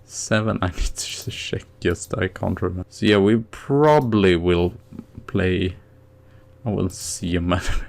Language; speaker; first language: English; non-native, fluent; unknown